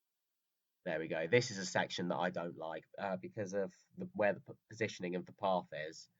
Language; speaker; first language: English; native; English